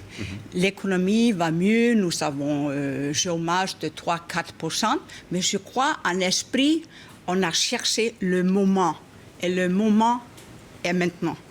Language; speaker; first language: French; non-native, fluent; Icelandic